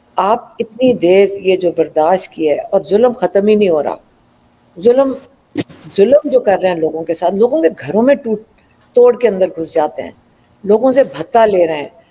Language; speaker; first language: Urdu; native; Urdu